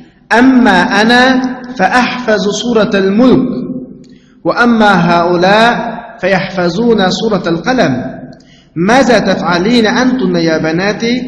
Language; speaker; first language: Arabic; non-native, fluent; Uzbek